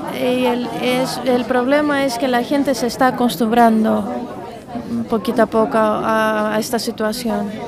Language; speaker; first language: Spanish; non-native, fluent; Greek